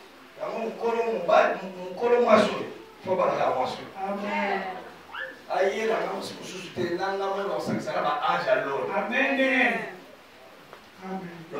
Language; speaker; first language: French; non-native, local second language; Lingala